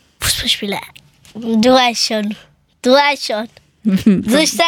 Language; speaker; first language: German; early bilingual, other home language; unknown